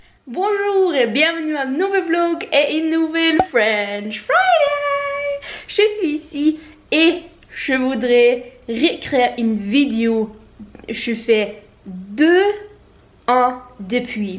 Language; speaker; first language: French; non-native, learner; Norwegian